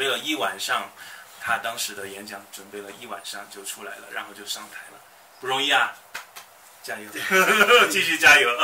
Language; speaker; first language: Chinese; native; Chinese